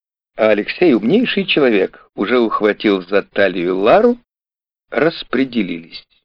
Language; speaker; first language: Russian; native; Russian